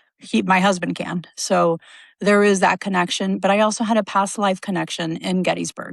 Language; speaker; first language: English; native; English